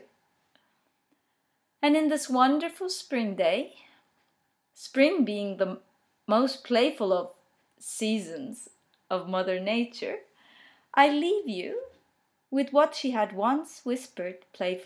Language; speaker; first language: English; non-native, fluent; Turkish